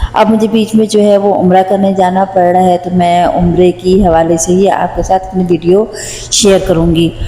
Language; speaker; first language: Urdu; non-native, local second language; Punjabi